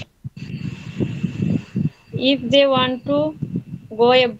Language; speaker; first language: English; non-native, learner; Bangla